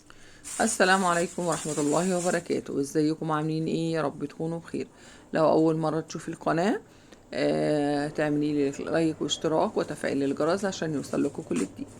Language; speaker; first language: Arabic; native; Arabic